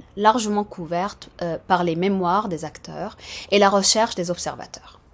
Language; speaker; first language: French; non-native, fluent; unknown